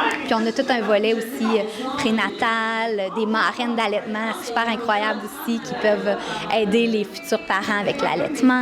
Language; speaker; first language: French; native; French